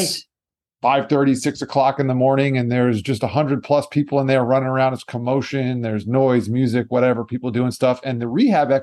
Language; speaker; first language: English; native; English